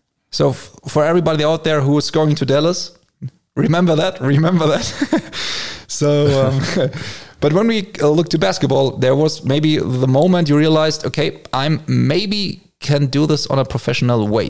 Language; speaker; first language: English; non-native, fluent; German